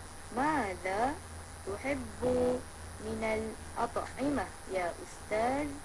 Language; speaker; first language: Arabic; non-native, learner; Malay